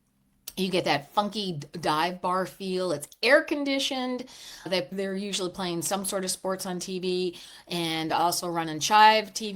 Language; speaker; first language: English; native; English